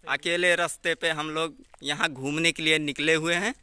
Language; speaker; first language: Hindi; native; Hindi